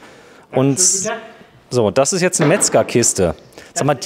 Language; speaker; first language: German; native; German